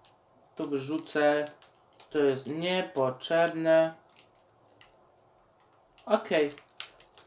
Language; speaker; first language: Polish; native; Polish